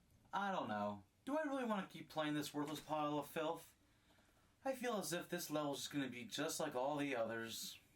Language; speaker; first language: English; native; English